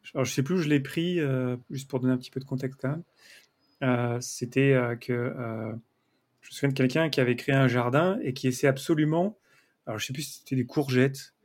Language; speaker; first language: French; native; French